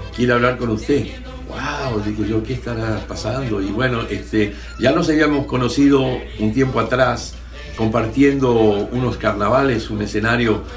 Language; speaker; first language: Spanish; native; Spanish